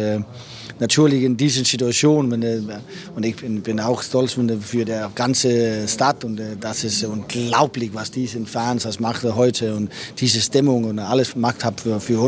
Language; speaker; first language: German; non-native, fluent; Danish